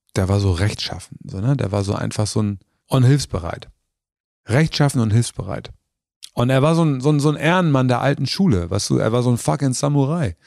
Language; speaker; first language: German; early bilingual, other home language; Turkish